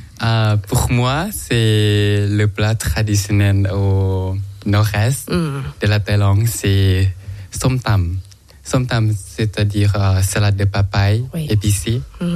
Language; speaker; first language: French; non-native, learner; Thai